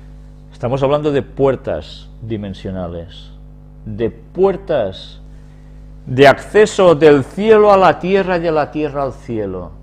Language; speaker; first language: Spanish; native; Spanish